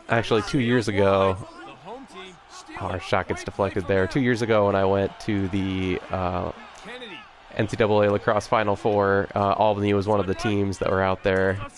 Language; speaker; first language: English; native; English